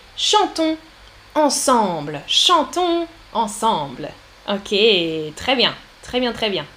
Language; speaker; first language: French; native; French